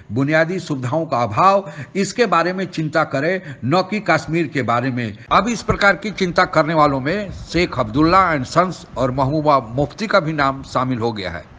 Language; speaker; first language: Hindi; native; Hindi